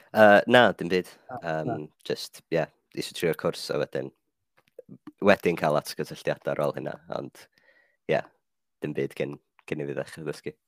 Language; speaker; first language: Welsh; non-native, fluent; Finnish